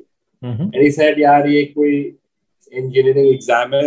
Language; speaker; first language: English; non-native, local second language; Hindi